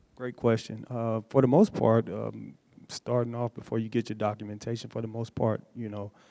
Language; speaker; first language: English; native; English